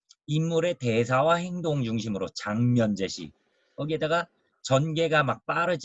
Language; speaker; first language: Korean; native; Korean